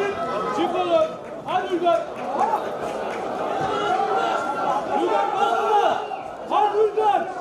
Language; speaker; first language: Turkish; native; Turkish